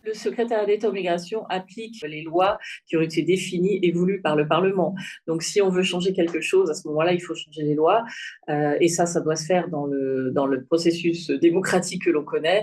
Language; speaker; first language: French; native; French